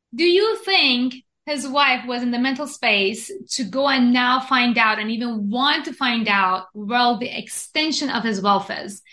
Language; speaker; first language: English; non-native, fluent; Persian